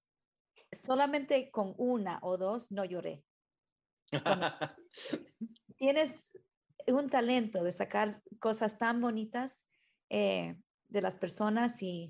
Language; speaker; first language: Spanish; early bilingual, heritage; Spanish